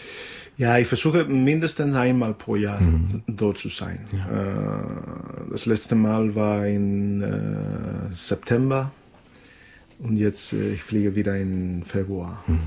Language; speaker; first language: German; non-native, fluent; Spanish